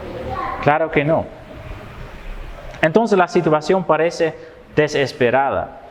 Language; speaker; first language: Spanish; non-native, fluent; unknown